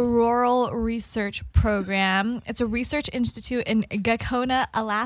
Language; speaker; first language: English; non-native, local second language; Filipino